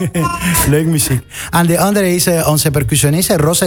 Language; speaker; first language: Dutch; non-native, fluent; Spanish